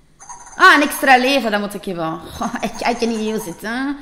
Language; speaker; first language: Dutch; native; Dutch